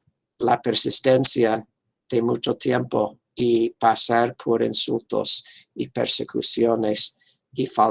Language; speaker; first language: Spanish; non-native, fluent; English